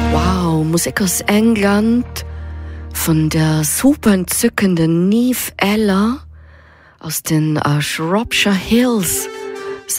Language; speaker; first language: German; native; German